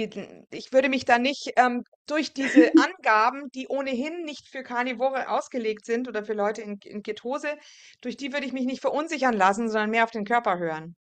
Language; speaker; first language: German; native; German